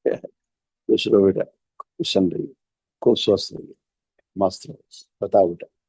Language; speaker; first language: Hindi; native; Hindi